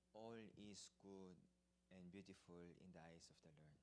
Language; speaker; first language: English; non-native, local second language; Filipino